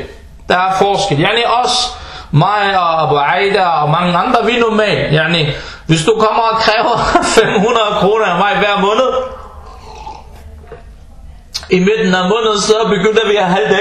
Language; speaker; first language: Danish; non-native, fluent; Arabic